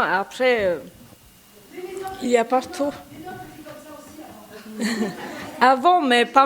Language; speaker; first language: French; non-native, learner; Albanian